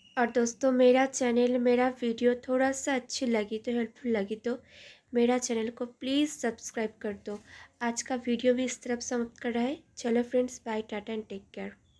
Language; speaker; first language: Hindi; non-native, local second language; Bangla